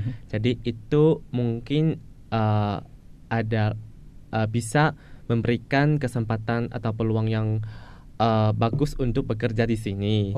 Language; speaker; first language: Indonesian; non-native, fluent; Chinese